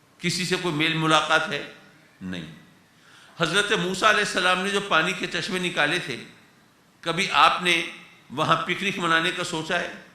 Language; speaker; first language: Urdu; native; Urdu